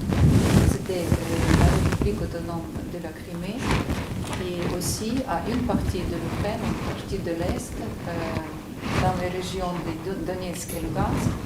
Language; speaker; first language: French; non-native, fluent; Ukrainian